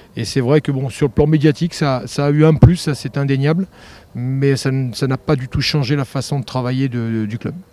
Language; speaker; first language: French; native; French